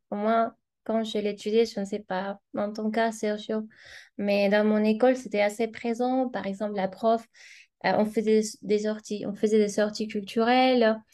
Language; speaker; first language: French; non-native, fluent; Spanish